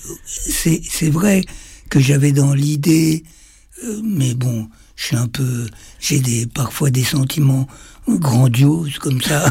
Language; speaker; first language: French; native; French